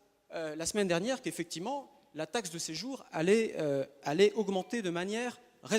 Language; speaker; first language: French; native; French